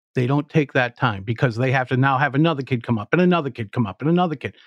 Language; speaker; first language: English; native; English